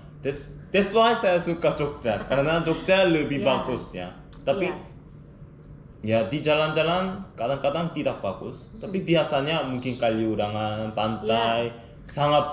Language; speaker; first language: Indonesian; non-native, learner; Korean